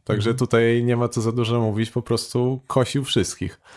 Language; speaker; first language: Polish; native; Polish